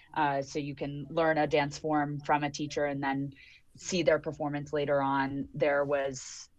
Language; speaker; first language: English; native; English